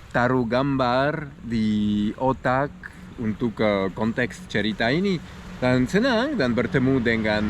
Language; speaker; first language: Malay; non-native, fluent; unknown